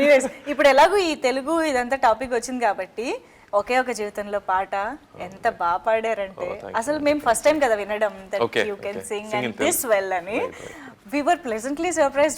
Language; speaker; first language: Telugu; native; Telugu